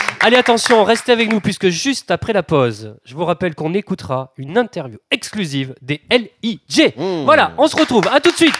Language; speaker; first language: French; native; French